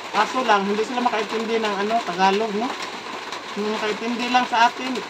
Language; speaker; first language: Filipino; non-native, local second language; Cebuano